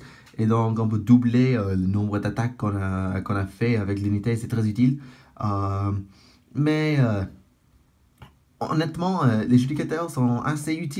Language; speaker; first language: French; non-native, fluent; English